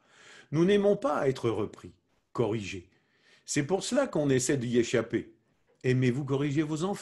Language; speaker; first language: French; native; French